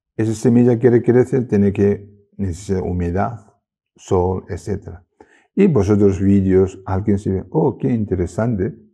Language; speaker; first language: Spanish; non-native, learner; Tibetan